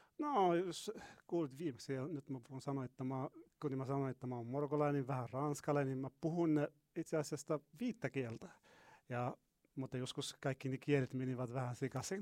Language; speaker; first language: Finnish; non-native, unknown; Arabic